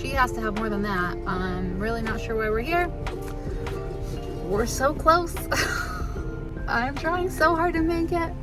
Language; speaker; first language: English; native; English